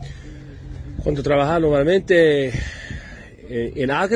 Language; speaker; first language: Spanish; non-native, learner; English